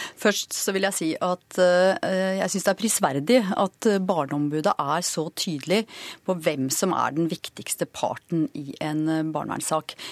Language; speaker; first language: Norwegian; native; Norwegian